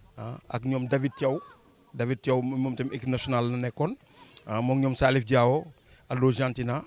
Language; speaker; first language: Wolof; native; Wolof